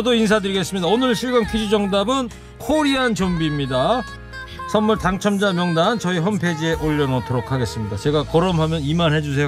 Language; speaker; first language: Korean; native; Korean